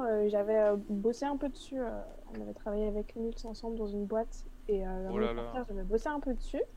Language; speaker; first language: French; native; French